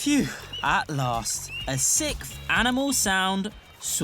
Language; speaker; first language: English; native; English